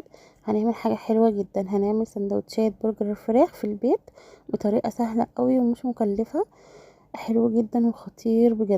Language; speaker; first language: Arabic; native; Arabic